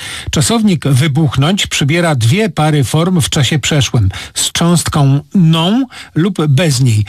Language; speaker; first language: Polish; native; Polish